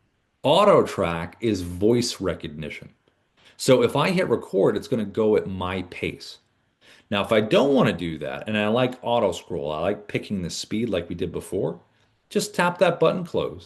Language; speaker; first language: English; native; English